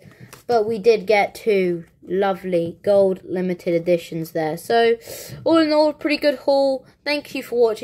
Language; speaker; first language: English; native; English